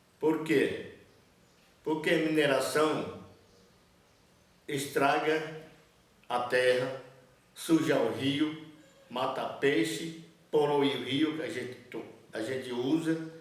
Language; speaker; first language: Portuguese; non-native, local second language; Yanomámi